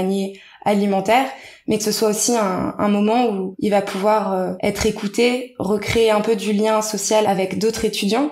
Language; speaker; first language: French; native; French